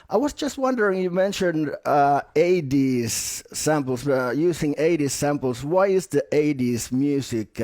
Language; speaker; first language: English; non-native, fluent; Finnish